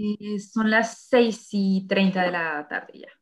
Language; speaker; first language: Spanish; native; Spanish